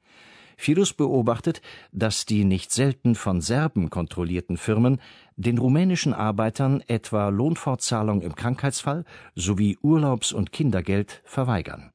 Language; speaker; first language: German; native; German